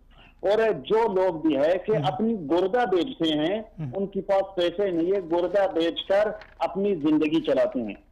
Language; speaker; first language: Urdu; non-native, learner; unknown